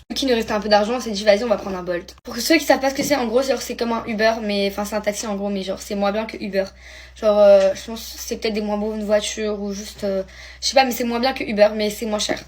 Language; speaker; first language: French; native; French